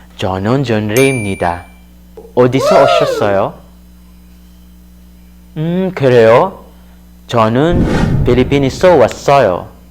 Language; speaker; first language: Korean; non-native, learner; Filipino